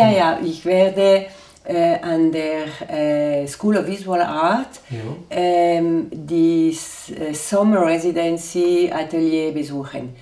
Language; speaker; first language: German; non-native, fluent; Italian